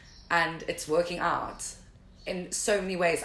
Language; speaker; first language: English; native; English